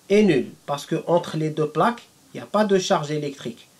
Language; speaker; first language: French; non-native, local second language; Arabic